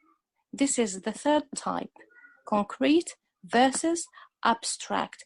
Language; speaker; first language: English; non-native, fluent; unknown